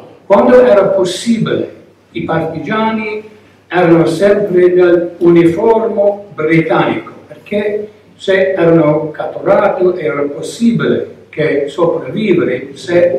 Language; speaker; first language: Italian; non-native, learner; English